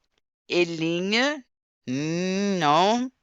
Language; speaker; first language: French; non-native, fluent; Portuguese